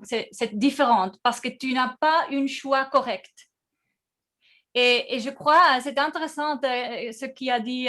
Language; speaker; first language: French; non-native, fluent; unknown